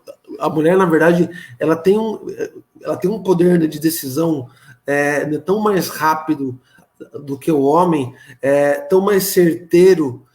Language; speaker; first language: Portuguese; native; Portuguese